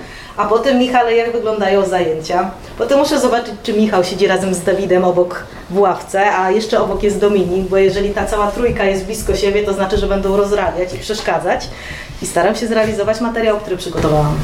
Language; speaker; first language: Polish; native; Polish